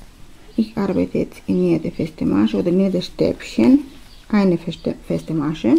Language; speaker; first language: German; non-native, fluent; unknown